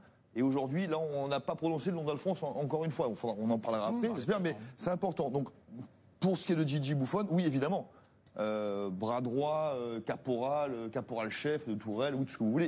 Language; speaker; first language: French; native; French